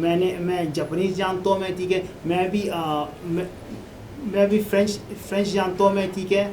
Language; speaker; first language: Hindi; non-native, learner; Arabic